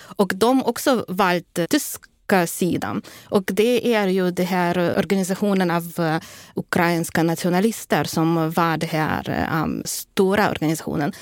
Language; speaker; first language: Swedish; non-native, fluent; Ukrainian